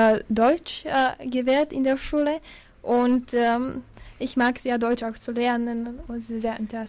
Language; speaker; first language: German; non-native, learner; Slovak